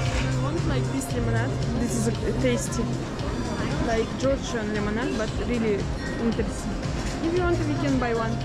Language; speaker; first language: English; non-native, learner; Russian